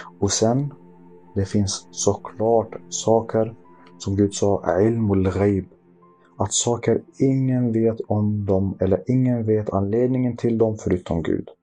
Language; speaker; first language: Swedish; early bilingual, other home language; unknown